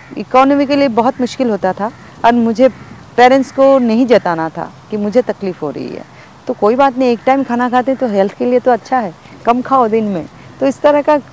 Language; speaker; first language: Hindi; non-native, local second language; Bangla